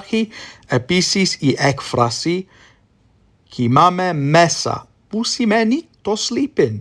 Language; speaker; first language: Greek; non-native, learner; English